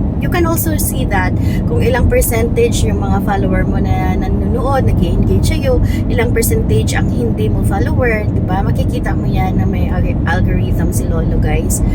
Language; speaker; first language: Filipino; non-native, local second language; Hiligaynon